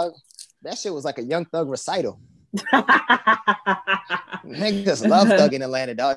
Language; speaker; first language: English; native; English